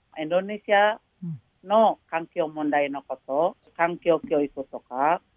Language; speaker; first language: Japanese; non-native, learner; Indonesian